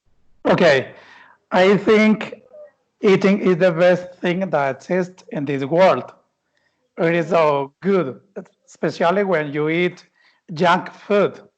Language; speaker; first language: English; non-native, fluent; Spanish